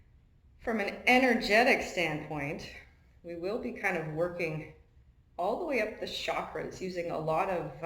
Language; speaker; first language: English; native; English